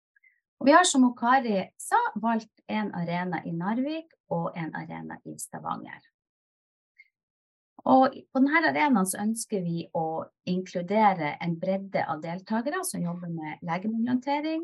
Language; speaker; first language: Norwegian; native; Norwegian